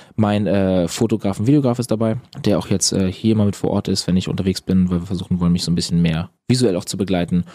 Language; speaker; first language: German; native; German